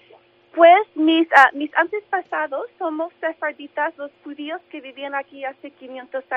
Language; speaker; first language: Spanish; early bilingual, heritage; English